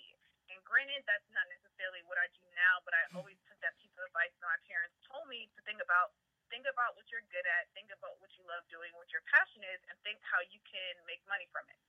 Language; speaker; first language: English; native; English